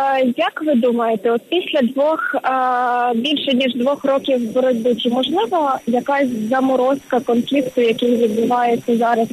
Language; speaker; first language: Ukrainian; native; Ukrainian